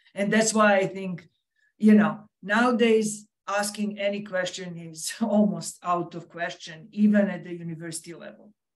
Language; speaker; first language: English; non-native, fluent; Serbian